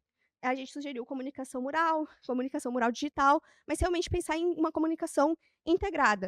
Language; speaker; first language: Portuguese; native; Portuguese